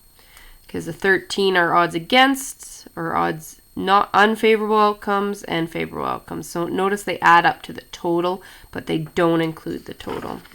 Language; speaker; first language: English; native; English